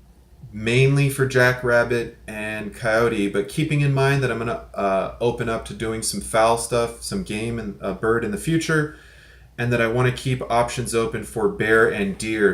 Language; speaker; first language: English; native; English